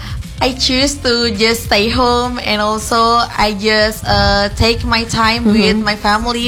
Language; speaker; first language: English; non-native, learner; Indonesian